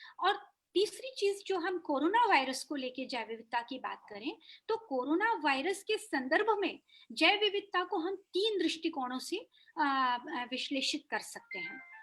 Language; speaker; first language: Hindi; native; Hindi